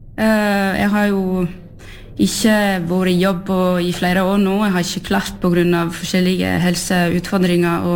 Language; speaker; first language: Norwegian; non-native, fluent; French